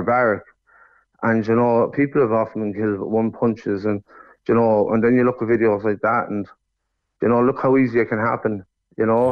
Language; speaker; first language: English; native; English